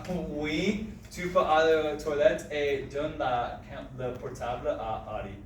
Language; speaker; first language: French; non-native, fluent; English